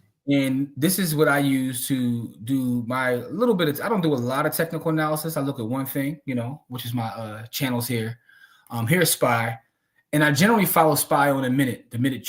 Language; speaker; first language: English; native; English